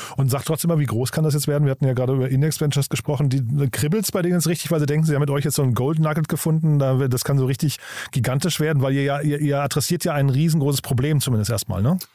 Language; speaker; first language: German; native; German